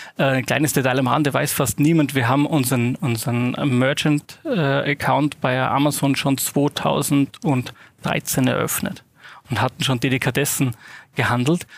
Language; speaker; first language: German; native; German